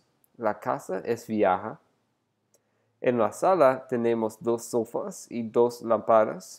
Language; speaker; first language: Spanish; non-native, learner; English